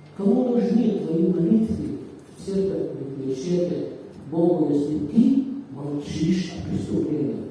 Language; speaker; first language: Russian; non-native, fluent; Arabic